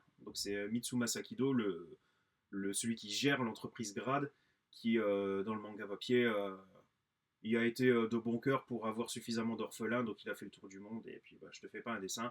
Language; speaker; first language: French; native; French